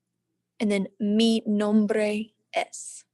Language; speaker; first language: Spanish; non-native, learner; English